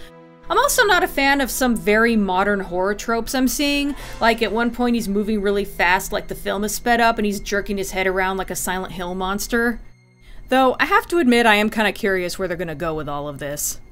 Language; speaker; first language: English; native; English